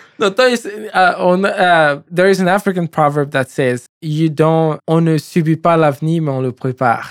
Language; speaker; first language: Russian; non-native, fluent; English